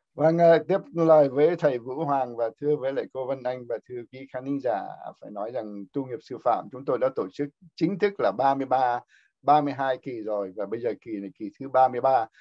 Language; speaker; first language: Vietnamese; native; Vietnamese